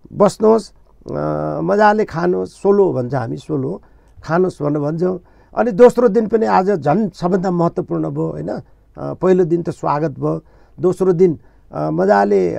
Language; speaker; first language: Nepali; non-native, local second language; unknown